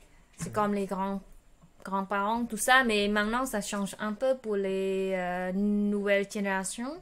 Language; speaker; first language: French; non-native, learner; Khmer